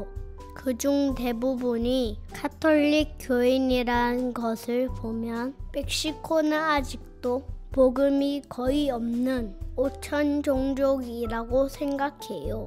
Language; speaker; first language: Korean; native; Korean